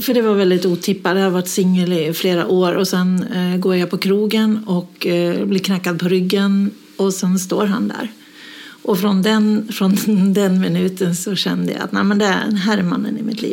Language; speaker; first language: Swedish; native; Swedish